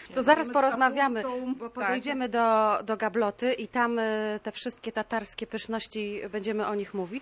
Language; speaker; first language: Polish; native; Polish